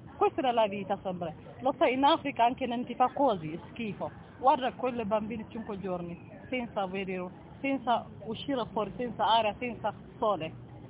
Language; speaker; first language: Italian; non-native, learner; Tigrinya